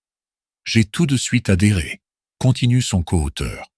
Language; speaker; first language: French; native; French